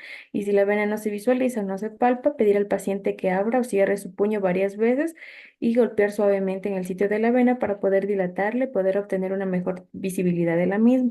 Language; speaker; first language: Spanish; native; Spanish